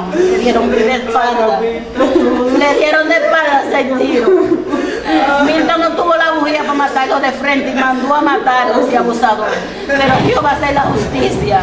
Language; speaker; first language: Spanish; native; Spanish